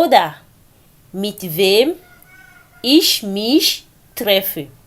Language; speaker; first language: German; non-native, learner; French